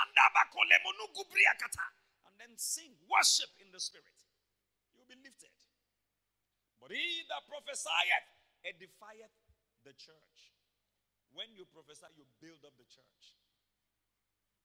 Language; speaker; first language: English; non-native, local second language; Yoruba